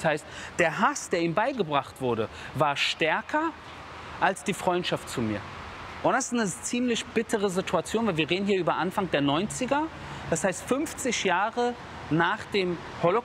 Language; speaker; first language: German; early bilingual, other home language; Persian